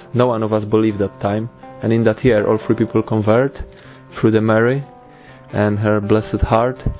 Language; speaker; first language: English; non-native, fluent; Polish